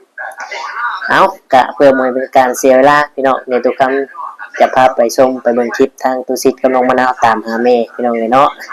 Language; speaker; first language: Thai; non-native, local second language; Lao